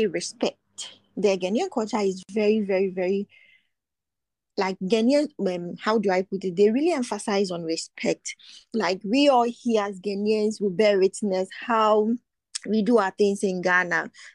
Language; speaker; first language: English; non-native, local second language; Akan